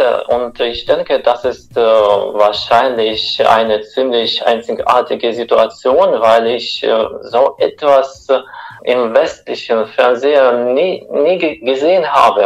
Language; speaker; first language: German; non-native, fluent; Russian